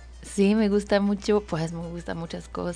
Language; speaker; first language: Spanish; non-native, fluent; English